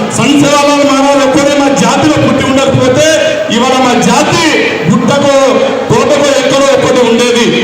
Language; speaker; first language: Telugu; non-native, local second language; Lambadi